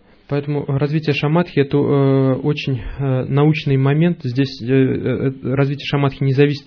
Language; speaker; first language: Russian; native; Russian